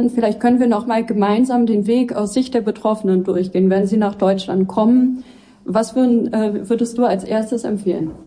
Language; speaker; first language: German; native; German